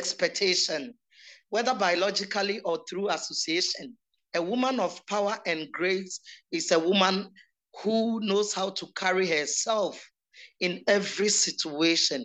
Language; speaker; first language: English; non-native, local second language; Akan